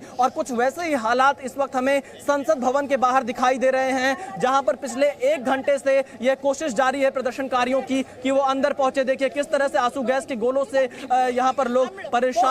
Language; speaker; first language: Hindi; native; Hindi